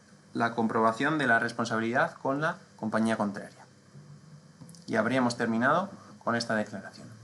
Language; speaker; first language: Spanish; native; Spanish